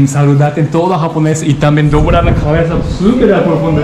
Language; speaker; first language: Spanish; non-native, learner; Japanese